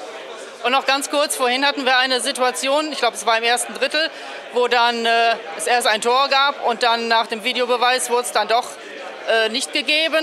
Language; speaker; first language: German; native; German